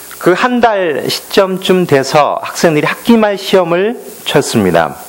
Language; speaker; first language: Korean; native; Korean